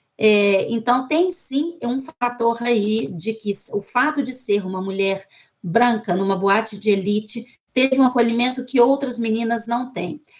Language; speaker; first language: Portuguese; native; Portuguese